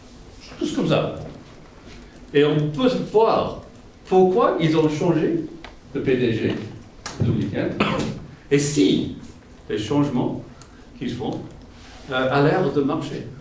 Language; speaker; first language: French; non-native, fluent; English